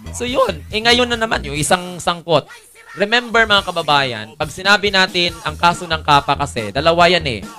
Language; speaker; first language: Filipino; non-native, local second language; Cebuano